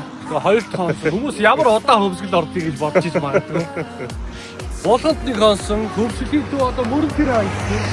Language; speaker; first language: Mongolian; native; Mongolian